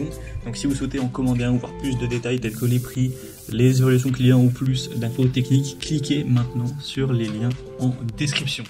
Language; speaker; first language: French; native; French